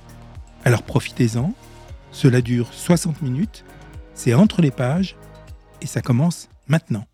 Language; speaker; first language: French; native; French